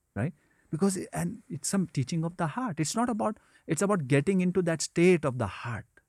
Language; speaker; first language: English; non-native, local second language; Hindi